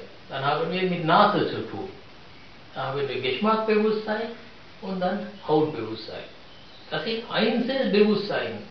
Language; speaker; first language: German; non-native, fluent; Sinhala